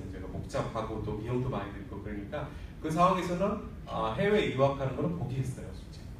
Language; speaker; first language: Korean; non-native, fluent; Bangla